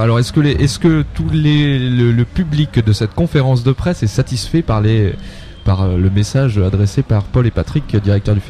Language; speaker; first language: French; native; French